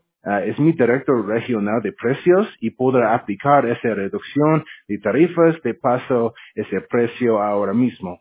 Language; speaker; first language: Spanish; non-native, learner; English